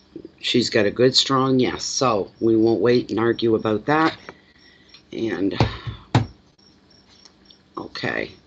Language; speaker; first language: English; native; English